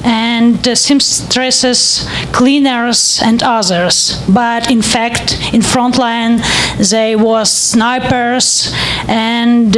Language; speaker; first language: English; non-native, learner; Ukrainian